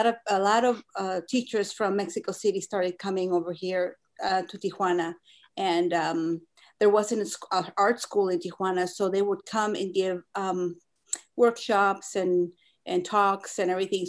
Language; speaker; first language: English; non-native, fluent; Spanish